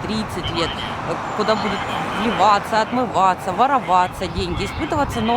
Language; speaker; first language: Russian; native; Russian